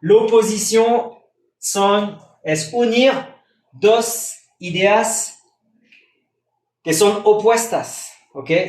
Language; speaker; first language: Spanish; non-native, fluent; French